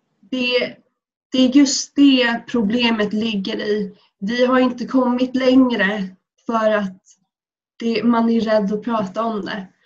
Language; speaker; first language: Swedish; early bilingual, other home language; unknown